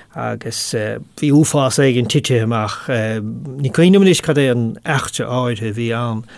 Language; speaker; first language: Irish; non-native, local second language; English